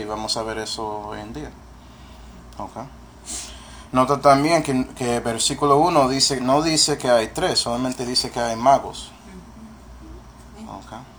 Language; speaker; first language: Spanish; non-native, fluent; English